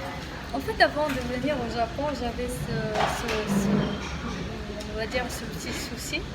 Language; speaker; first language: French; non-native, local second language; Arabic